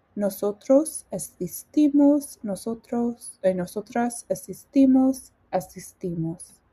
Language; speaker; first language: Spanish; non-native, learner; English